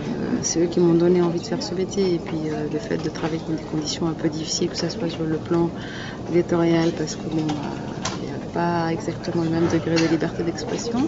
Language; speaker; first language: French; non-native, fluent; Arabic